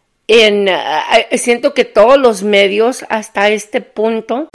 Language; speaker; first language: Spanish; early bilingual, heritage; Spanish